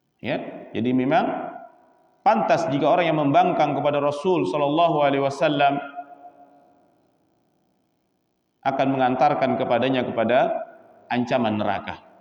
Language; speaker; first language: Indonesian; native; Indonesian